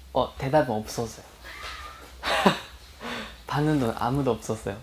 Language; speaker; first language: Korean; non-native, fluent; Japanese